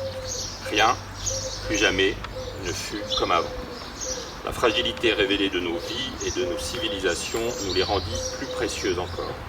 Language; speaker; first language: French; native; French